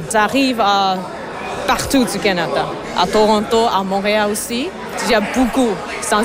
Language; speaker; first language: French; non-native, fluent; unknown